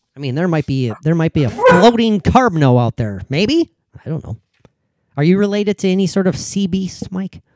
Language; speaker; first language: English; native; English